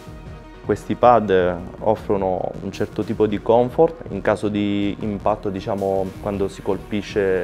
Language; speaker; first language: Italian; native; Italian